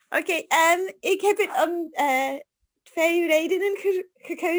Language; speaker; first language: Dutch; non-native, learner; English